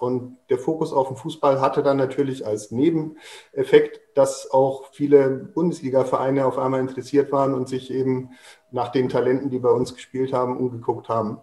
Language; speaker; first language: German; native; German